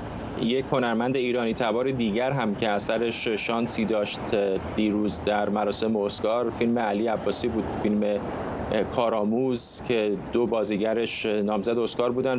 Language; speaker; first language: Persian; native; Persian